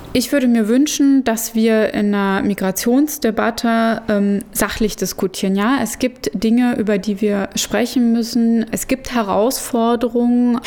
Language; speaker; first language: German; early bilingual, other home language; Arabic